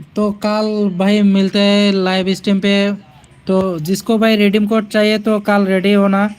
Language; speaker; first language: Hindi; non-native, local second language; Bangla